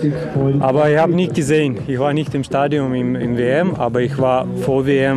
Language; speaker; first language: German; non-native, learner; Russian